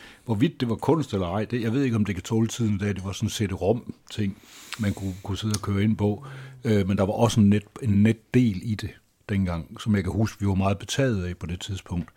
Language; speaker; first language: Danish; native; Danish